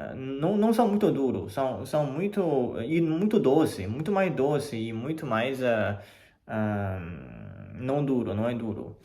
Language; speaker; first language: Portuguese; non-native, fluent; Chinese